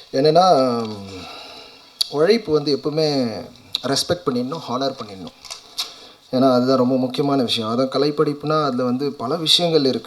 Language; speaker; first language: Tamil; native; Tamil